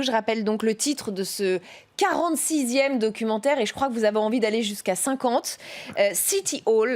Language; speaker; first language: French; native; French